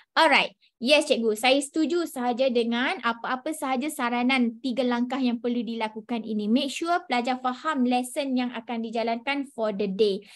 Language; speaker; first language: Malay; native; Malay